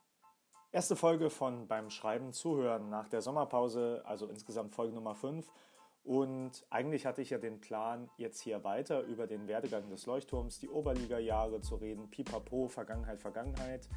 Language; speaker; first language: German; native; German